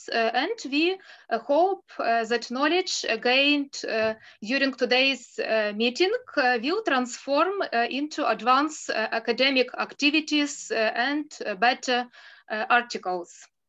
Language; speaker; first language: English; non-native, fluent; Ukrainian